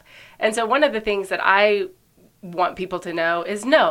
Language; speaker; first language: English; native; English